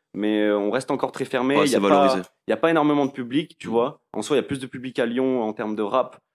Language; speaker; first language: French; native; French